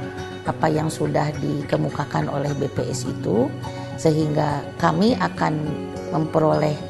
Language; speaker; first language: Indonesian; native; Indonesian